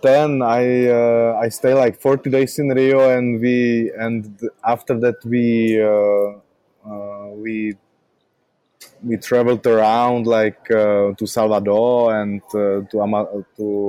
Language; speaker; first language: English; non-native, learner; Czech